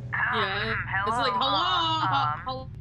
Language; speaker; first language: English; native; English